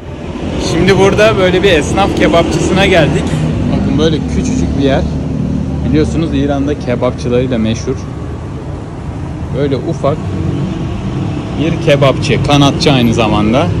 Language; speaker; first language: Turkish; native; Turkish